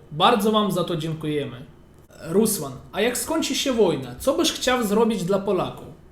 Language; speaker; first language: Polish; non-native, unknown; Ukrainian